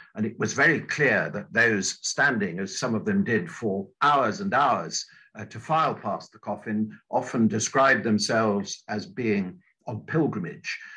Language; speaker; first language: English; native; English